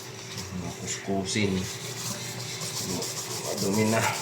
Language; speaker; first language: Filipino; native; Filipino